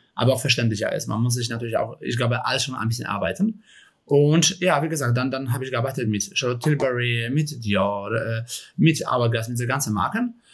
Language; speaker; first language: German; non-native, fluent; Polish